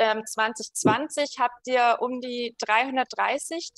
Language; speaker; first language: German; native; German